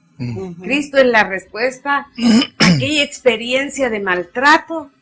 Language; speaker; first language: Spanish; native; Spanish